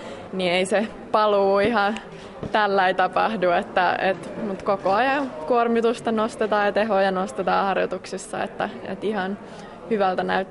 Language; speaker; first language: Finnish; native; Finnish